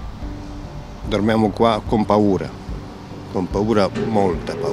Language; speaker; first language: Italian; non-native, learner; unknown